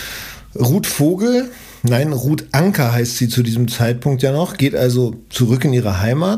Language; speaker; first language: German; native; German